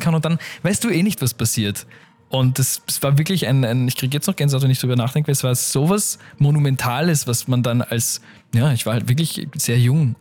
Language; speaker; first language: German; native; German